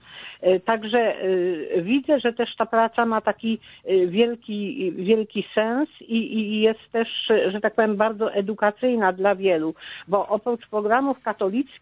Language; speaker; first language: Polish; native; Polish